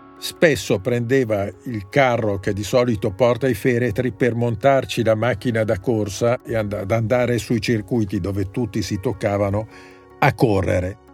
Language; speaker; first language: Italian; native; Italian